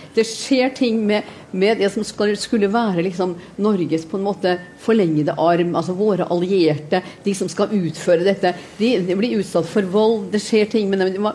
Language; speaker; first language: Norwegian; native; Norwegian